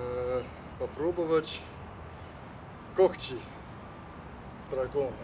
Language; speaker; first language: Russian; non-native, learner; Chinese